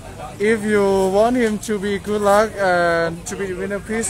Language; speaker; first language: English; non-native, learner; Thai